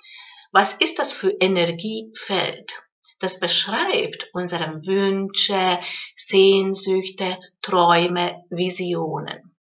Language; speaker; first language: German; non-native, fluent; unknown